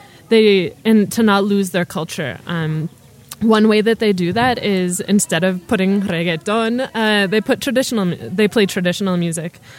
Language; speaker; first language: English; native; English